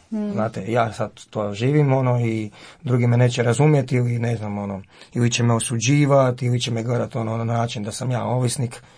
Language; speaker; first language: Croatian; native; Croatian